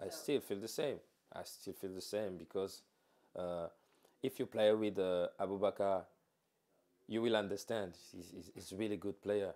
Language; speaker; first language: English; non-native, fluent; French